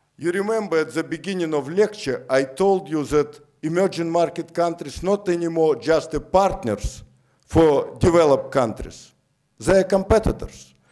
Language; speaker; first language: English; non-native, fluent; Russian